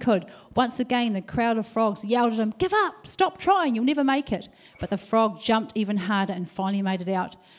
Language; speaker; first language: English; native; English